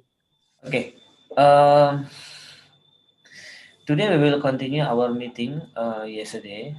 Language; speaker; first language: English; non-native, learner; Indonesian